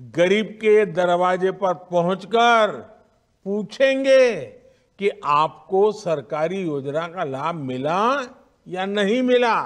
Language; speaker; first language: Hindi; non-native, local second language; Gujarati